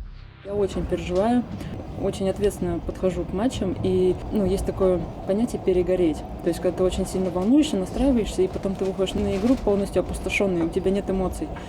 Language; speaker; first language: Russian; native; Russian